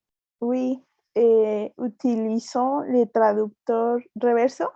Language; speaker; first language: French; non-native, learner; Spanish